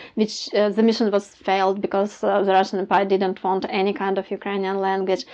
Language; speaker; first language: English; non-native, fluent; Ukrainian